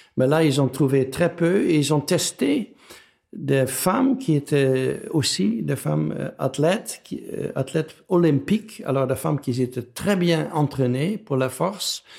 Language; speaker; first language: French; non-native, fluent; Dutch